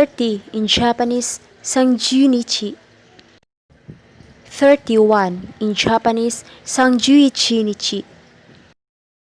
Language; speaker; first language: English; non-native, local second language; Filipino